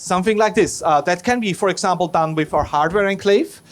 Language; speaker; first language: English; non-native, fluent; German